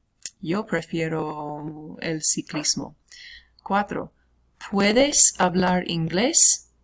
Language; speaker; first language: Spanish; non-native, fluent; English